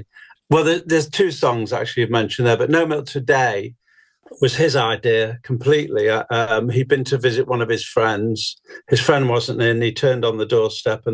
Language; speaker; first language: English; native; English